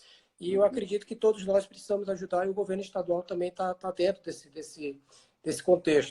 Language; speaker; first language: Portuguese; native; Portuguese